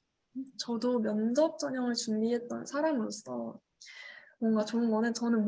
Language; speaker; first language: Korean; native; Korean